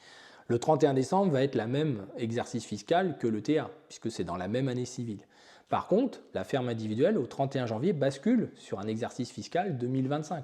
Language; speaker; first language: French; native; French